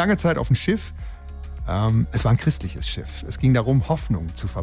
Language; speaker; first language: German; native; German